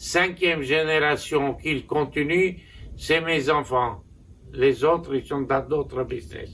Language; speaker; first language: French; non-native, local second language; Armenian